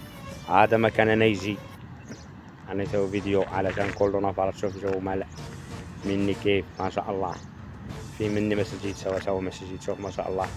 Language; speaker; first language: Arabic; non-native, learner; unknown